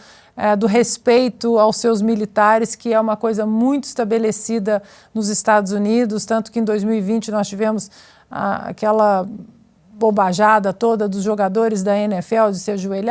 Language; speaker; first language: Portuguese; native; Portuguese